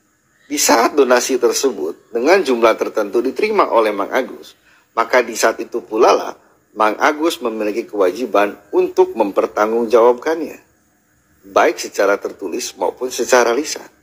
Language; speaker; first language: Indonesian; native; Indonesian